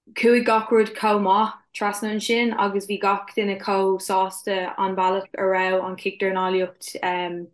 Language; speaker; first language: Irish; non-native, local second language; English